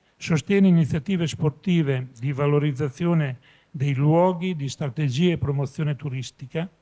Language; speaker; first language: Italian; native; Italian